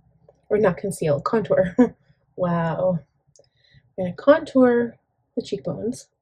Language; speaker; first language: English; native; English